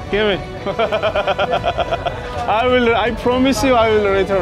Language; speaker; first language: English; non-native, learner; Georgian